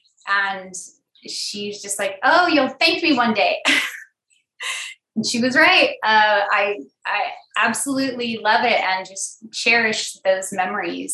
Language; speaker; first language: English; native; English